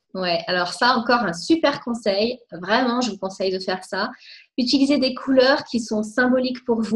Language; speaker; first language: French; native; French